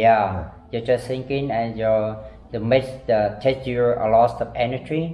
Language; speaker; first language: English; non-native, learner; Vietnamese